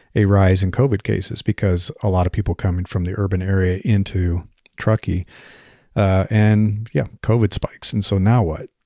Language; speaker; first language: English; native; English